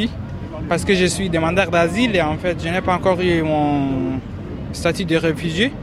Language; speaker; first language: French; non-native, learner; Arabic